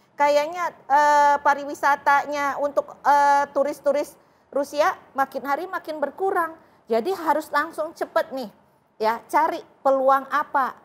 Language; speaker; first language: Indonesian; native; Indonesian